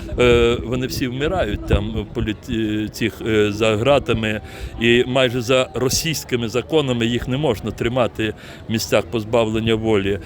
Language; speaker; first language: Ukrainian; non-native, local second language; Crimean Tatar